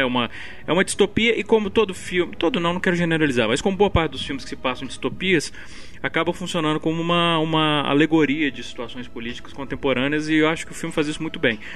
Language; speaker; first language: Portuguese; native; Portuguese